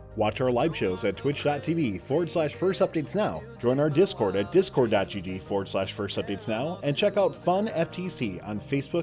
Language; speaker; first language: English; native; English